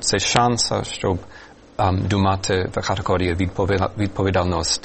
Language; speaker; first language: Ukrainian; non-native, fluent; English